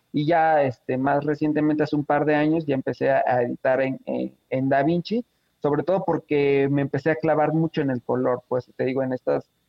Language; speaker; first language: Spanish; native; Spanish